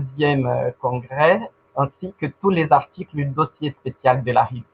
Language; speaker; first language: French; non-native, fluent; Portuguese